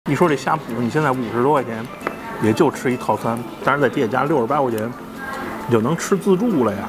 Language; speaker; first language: Chinese; native; Chinese